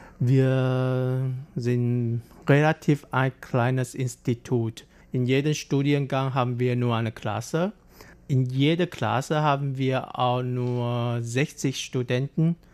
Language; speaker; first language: German; non-native, fluent; Chinese